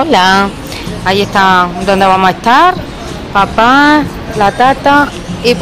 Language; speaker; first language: Spanish; native; Spanish